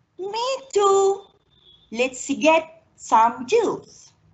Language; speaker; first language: English; non-native, fluent; Arabic